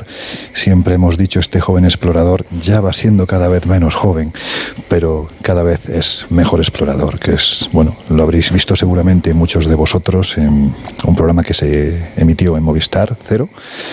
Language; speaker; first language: Spanish; native; Spanish